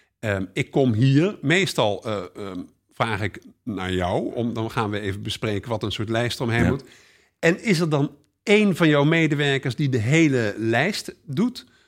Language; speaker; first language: Dutch; native; Dutch